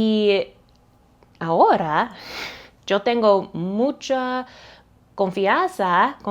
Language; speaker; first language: Spanish; non-native, learner; English